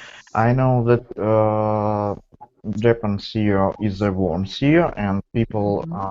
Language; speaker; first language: English; non-native, fluent; Russian